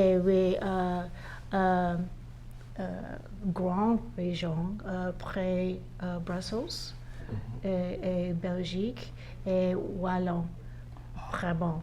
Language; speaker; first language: French; non-native, learner; English